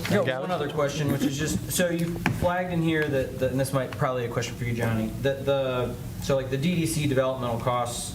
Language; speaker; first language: English; native; English